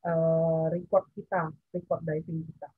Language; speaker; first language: Indonesian; native; Indonesian